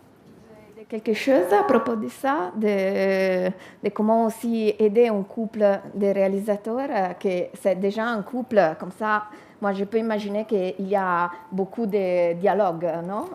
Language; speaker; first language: French; non-native, learner; Italian